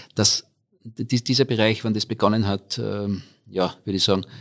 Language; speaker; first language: German; native; German